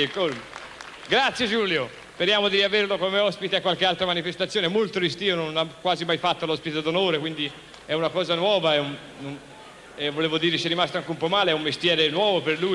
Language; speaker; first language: Italian; native; Italian